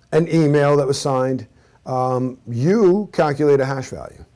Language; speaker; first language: English; native; English